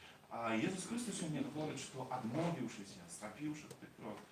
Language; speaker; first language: Polish; non-native, learner; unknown